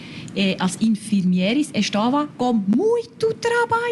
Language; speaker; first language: Portuguese; non-native, learner; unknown